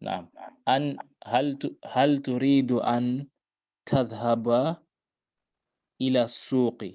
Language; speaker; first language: Arabic; non-native, learner; English